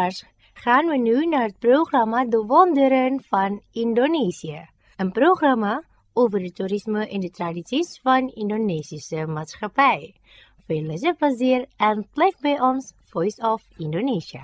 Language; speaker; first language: Dutch; non-native, learner; Indonesian